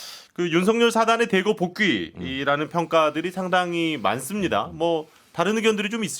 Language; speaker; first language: Korean; native; Korean